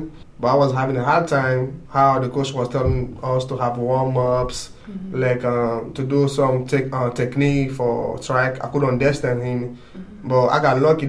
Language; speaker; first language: English; non-native, fluent; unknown